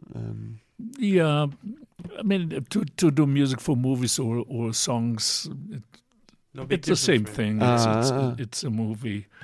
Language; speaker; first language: English; non-native, fluent; Italian